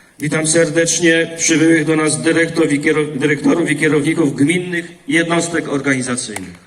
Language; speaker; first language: Polish; native; Polish